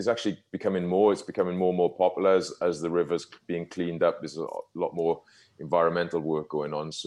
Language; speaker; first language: English; native; English